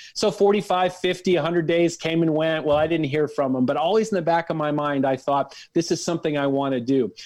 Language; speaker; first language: English; native; English